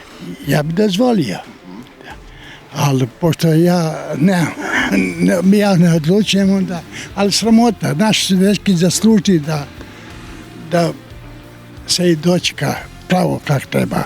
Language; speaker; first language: Croatian; native; Croatian